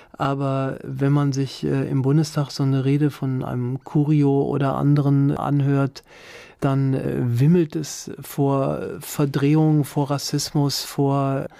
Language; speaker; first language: German; native; German